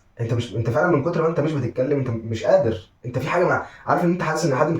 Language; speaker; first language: Arabic; native; Arabic